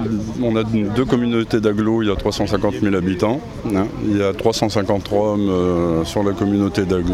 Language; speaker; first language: French; native; French